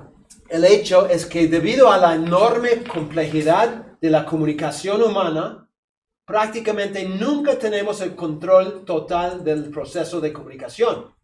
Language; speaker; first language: Spanish; non-native, fluent; English